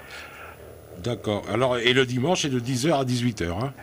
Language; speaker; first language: French; native; French